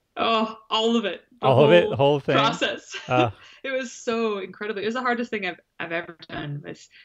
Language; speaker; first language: English; native; English